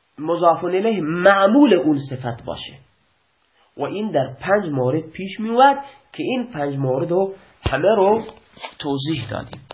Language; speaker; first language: Persian; non-native, local second language; Baluchi